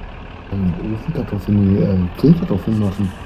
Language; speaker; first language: German; native; German